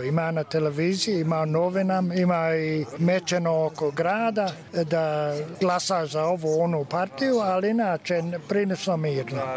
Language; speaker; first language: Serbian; early bilingual, heritage; Serbian